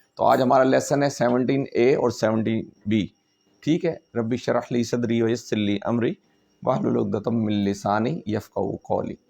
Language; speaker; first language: Urdu; non-native, local second language; Punjabi